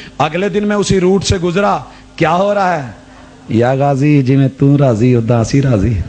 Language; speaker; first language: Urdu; non-native, local second language; Punjabi